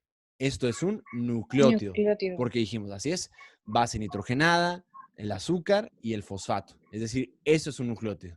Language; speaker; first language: Spanish; native; Spanish